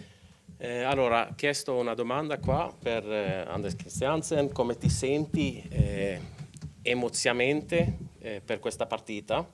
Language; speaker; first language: Italian; non-native, local second language; Swedish